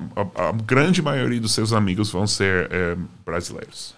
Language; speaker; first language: Portuguese; non-native, fluent; English